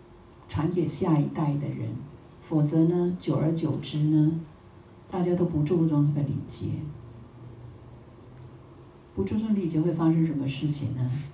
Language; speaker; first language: Chinese; native; Chinese